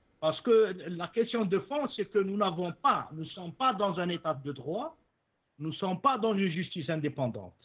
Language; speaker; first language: French; non-native, local second language; Arabic